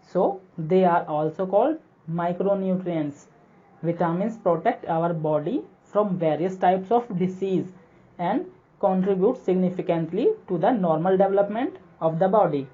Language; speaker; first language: English; non-native, local second language; Hindi